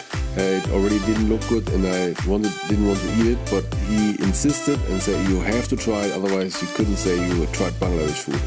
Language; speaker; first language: English; non-native, fluent; German